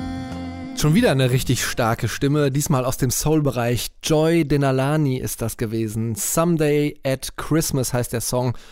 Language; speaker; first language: German; native; German